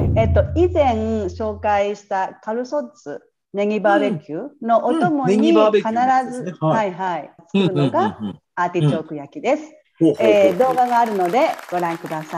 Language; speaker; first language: Japanese; native; Japanese